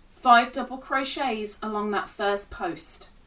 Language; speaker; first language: English; native; English